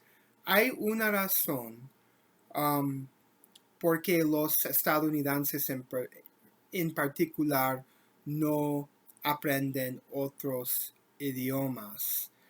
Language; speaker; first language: Spanish; non-native, learner; English